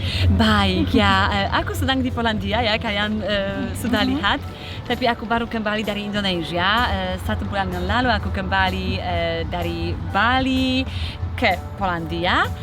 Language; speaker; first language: Indonesian; non-native, fluent; Polish